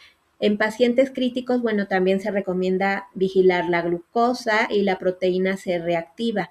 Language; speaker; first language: Spanish; native; Spanish